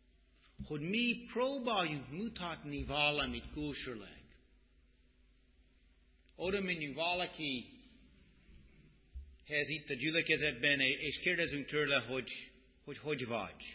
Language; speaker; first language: Hungarian; non-native, fluent; English